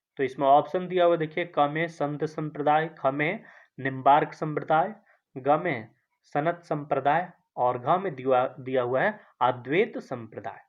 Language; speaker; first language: Hindi; native; Hindi